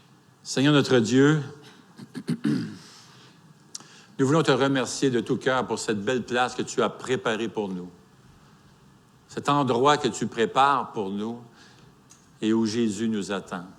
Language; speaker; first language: French; native; French